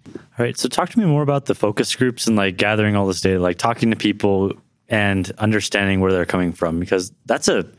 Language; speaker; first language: English; native; English